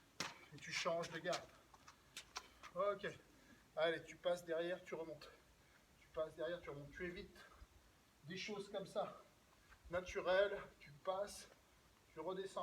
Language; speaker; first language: French; native; French